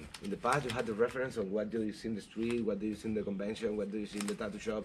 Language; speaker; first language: English; non-native, learner; Spanish